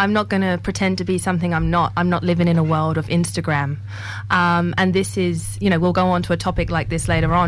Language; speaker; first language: English; native; English